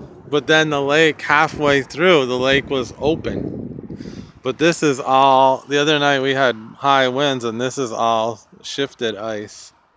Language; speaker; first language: English; early bilingual, other home language; French